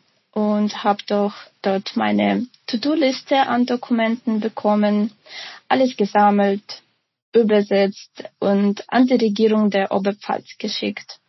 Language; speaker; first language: German; non-native, fluent; Ukrainian